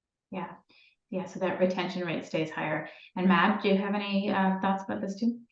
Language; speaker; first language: English; native; English